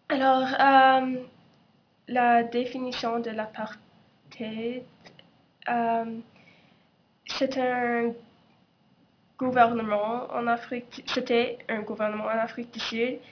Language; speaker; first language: French; non-native, local second language; English